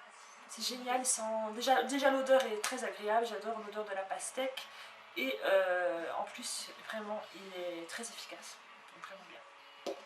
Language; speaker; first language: French; native; French